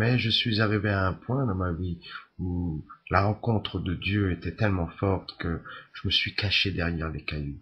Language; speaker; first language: French; native; French